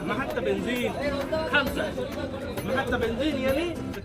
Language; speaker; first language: Arabic; non-native, learner; Bangla